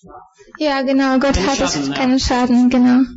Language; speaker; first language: German; non-native, fluent; Bulgarian